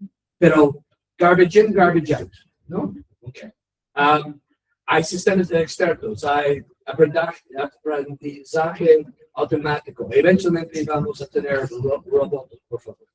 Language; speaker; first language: Spanish; non-native, learner; English